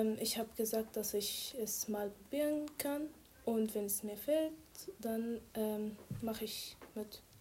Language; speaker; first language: German; non-native, fluent; Arabic